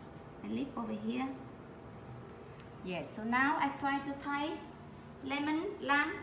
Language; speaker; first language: English; non-native, learner; Vietnamese